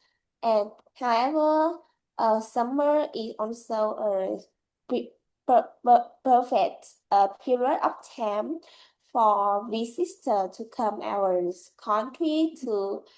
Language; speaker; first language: English; non-native, learner; Vietnamese